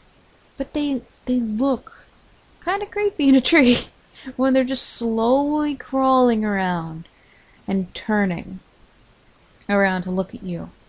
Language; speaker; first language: English; native; English